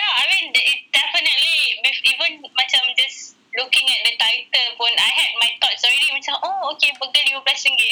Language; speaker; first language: English; non-native, local second language; Malay